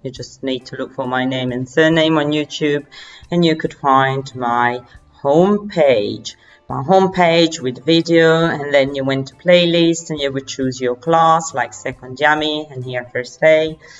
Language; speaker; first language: English; non-native, fluent; Italian